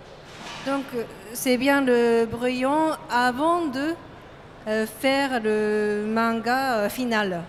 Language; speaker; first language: French; non-native, learner; Japanese